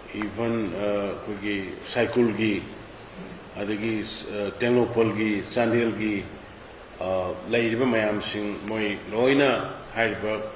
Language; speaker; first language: Manipuri; non-native, local second language; Thado Chin